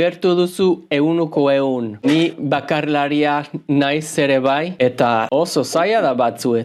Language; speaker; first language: Basque; non-native, learner; English